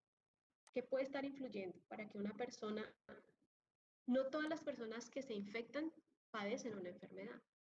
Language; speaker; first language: Spanish; native; Spanish